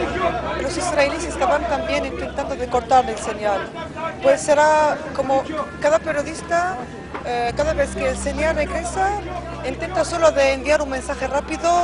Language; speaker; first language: Spanish; non-native, learner; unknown